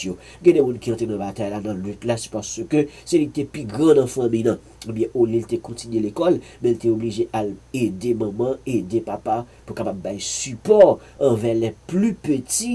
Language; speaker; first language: French; non-native, learner; Haitian Creole